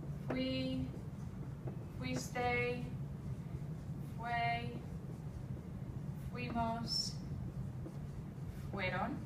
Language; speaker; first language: Spanish; non-native, fluent; English